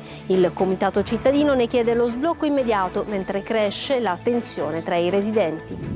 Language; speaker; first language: Italian; native; Italian